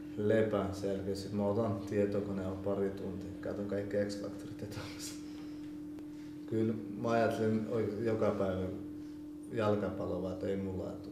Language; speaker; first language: Finnish; early bilingual, other home language; Albanian